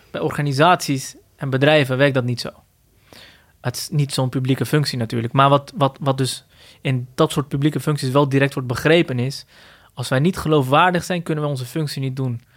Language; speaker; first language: Dutch; early bilingual, other home language; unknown